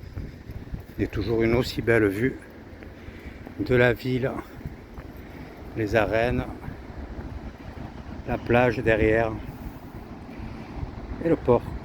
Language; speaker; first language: French; native; French